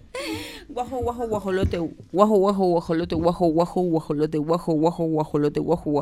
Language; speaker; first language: Spanish; native; Spanish